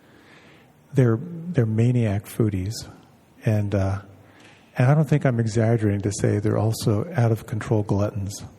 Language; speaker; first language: English; native; English